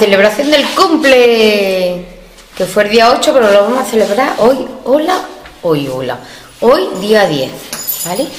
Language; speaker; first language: Spanish; native; Spanish